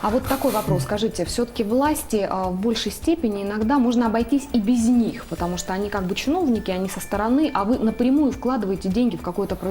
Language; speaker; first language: Russian; native; Russian